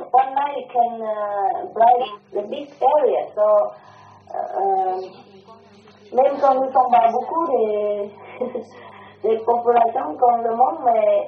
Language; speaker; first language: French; non-native, learner; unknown